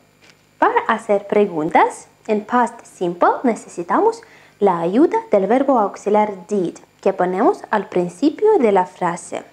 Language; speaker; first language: Spanish; non-native, fluent; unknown